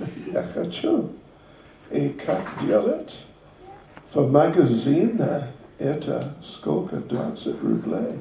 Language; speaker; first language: Russian; non-native, learner; English